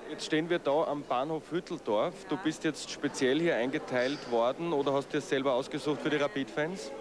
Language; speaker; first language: German; native; German